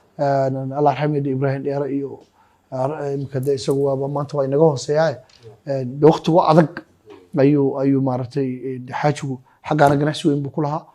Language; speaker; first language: Somali; native; Somali